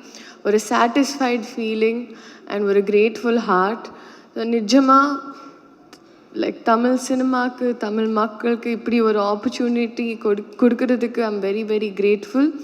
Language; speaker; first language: Tamil; non-native, learner; Telugu